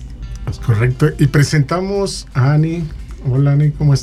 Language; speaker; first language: Spanish; native; Spanish